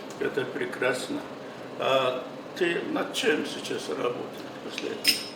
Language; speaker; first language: Russian; non-native, fluent; Mongolian